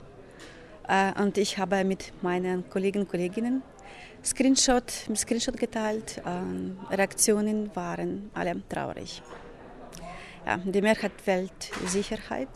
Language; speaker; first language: German; non-native, fluent; Ukrainian